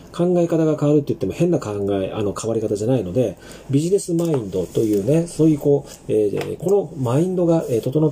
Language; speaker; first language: Japanese; native; Japanese